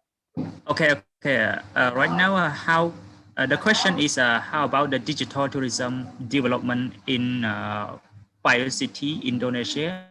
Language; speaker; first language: English; non-native, fluent; Khmer